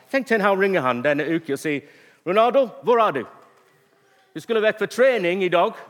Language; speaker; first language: Norwegian; non-native, fluent; English